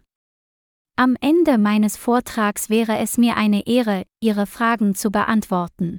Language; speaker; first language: German; non-native, fluent; Vietnamese